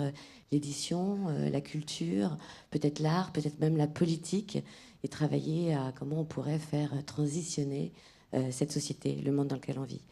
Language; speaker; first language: French; native; French